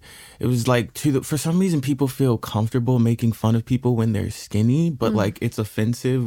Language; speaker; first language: English; native; English